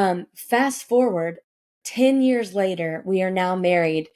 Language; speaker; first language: English; native; English